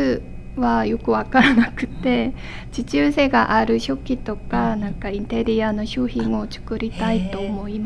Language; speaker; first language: Japanese; non-native, fluent; Korean